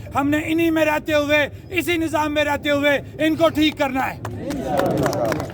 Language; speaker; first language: Urdu; non-native, local second language; Punjabi